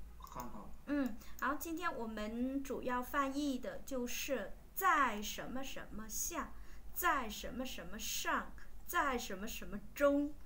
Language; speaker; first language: Chinese; non-native, fluent; Vietnamese